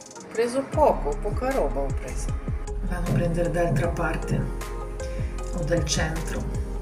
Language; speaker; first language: Italian; non-native, fluent; Ukrainian